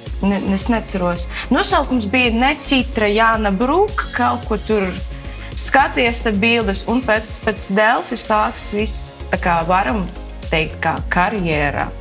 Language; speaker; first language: Latvian; non-native, local second language; Russian